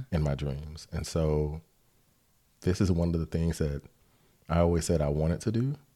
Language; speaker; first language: English; native; English